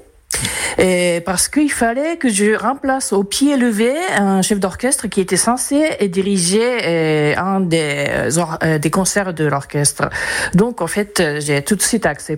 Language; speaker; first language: French; non-native, fluent; Japanese